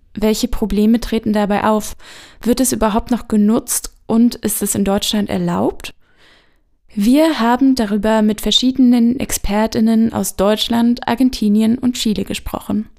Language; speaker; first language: German; native; German